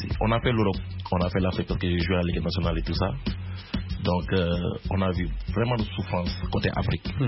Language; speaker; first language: French; non-native, local second language; Wolof